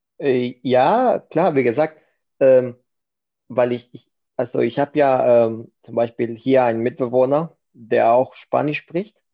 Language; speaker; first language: German; non-native, fluent; Spanish